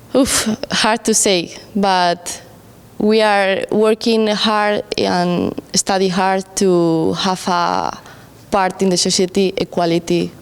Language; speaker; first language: English; non-native, learner; Spanish